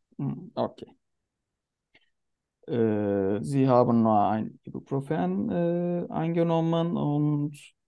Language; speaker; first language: German; non-native, learner; Turkish